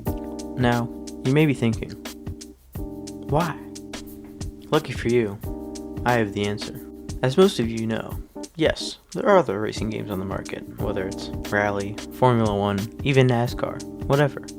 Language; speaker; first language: English; native; English